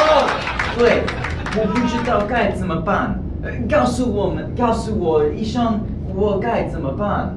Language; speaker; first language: Chinese; non-native, learner; English